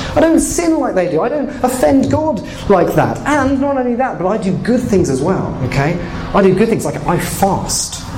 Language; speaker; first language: English; native; English